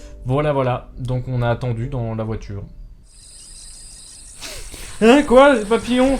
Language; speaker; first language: French; native; French